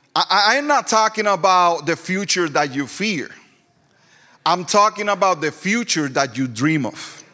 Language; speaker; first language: English; non-native, fluent; Spanish